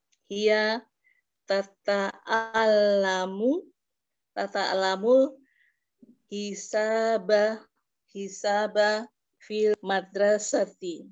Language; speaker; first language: Arabic; non-native, learner; Indonesian